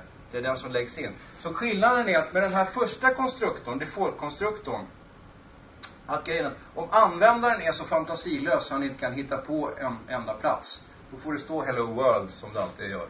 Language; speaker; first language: Swedish; native; Swedish